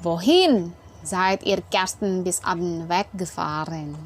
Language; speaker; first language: German; non-native, fluent; Indonesian